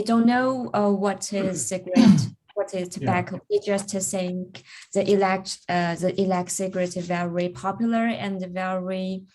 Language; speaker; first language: English; non-native, learner; Chinese